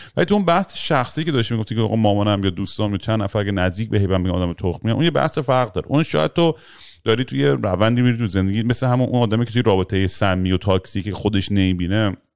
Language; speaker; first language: Persian; early bilingual, heritage; Persian